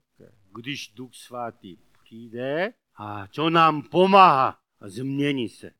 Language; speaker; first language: Czech; non-native, learner; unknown